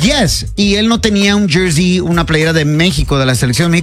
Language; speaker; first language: Spanish; early bilingual, heritage; Spanish